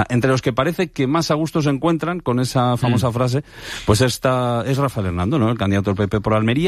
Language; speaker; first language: Spanish; native; Spanish